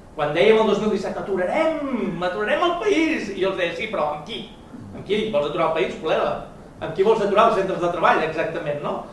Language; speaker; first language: Catalan; native; Catalan